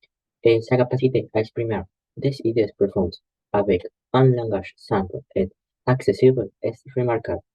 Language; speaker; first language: French; non-native, learner; Spanish